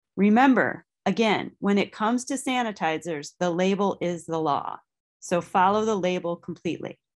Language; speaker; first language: English; native; English